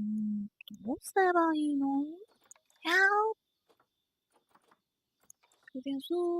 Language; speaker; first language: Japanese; non-native, learner; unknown